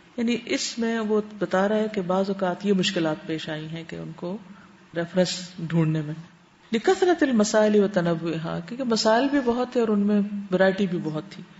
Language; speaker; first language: Urdu; native; Urdu